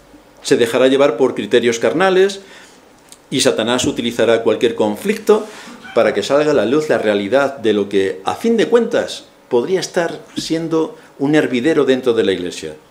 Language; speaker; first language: Spanish; native; Spanish